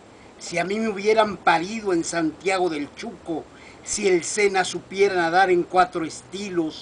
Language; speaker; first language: Spanish; native; Spanish